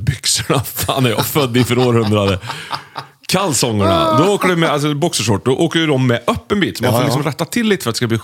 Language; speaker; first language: Swedish; native; Swedish